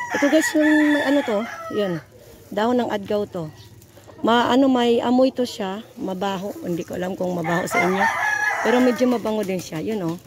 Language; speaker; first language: Filipino; non-native, local second language; Cebuano